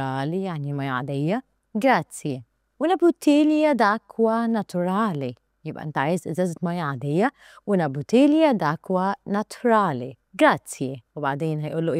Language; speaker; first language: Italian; non-native, learner; Arabic